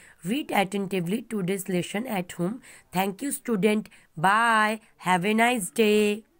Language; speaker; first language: English; non-native, local second language; Bangla